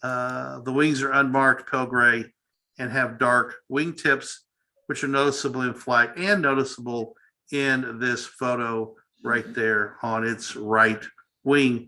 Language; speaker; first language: English; native; English